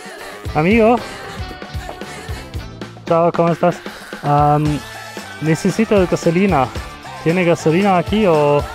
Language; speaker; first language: Spanish; non-native, learner; German